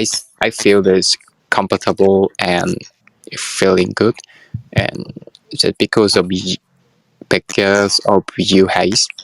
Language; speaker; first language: English; non-native, learner; Korean